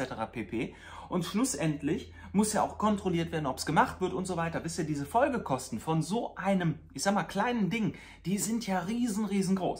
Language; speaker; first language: German; native; German